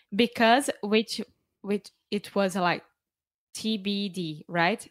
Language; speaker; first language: English; non-native, fluent; Portuguese